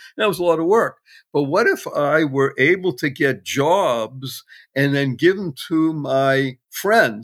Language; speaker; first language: English; native; English